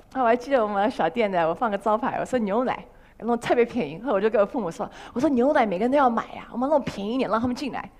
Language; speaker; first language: Chinese; early bilingual, heritage; Chinese